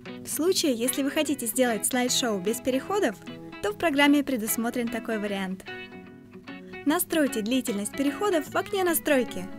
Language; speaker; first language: Russian; native; Russian